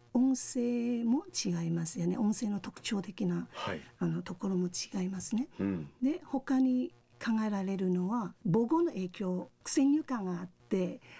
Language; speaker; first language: Japanese; non-native, fluent; Cantonese